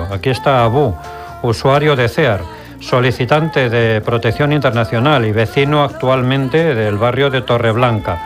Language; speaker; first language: Spanish; native; Spanish